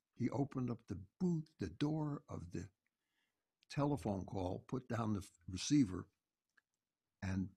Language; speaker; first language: English; native; English